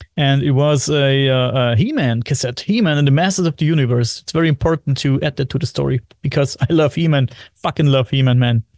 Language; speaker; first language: English; non-native, fluent; German